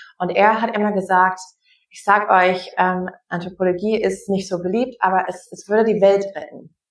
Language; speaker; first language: German; non-native, learner; English